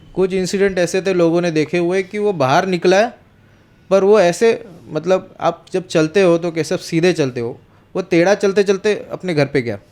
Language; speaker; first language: Hindi; non-native, local second language; Marathi